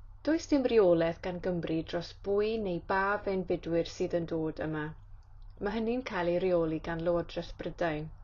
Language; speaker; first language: Welsh; native; Welsh